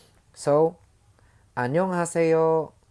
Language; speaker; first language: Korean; non-native, learner; Filipino